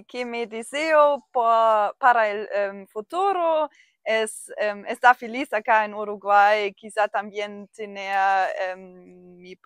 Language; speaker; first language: Spanish; non-native, fluent; German